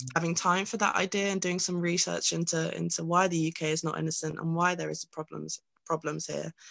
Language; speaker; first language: English; native; English